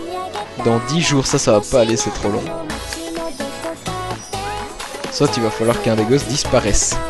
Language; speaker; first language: French; native; French